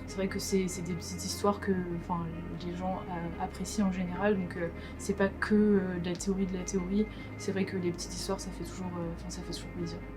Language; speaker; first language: French; native; French